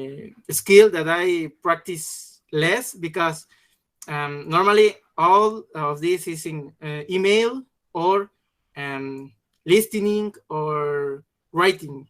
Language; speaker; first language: English; non-native, learner; Spanish